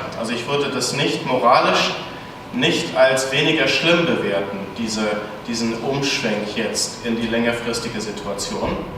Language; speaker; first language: German; native; German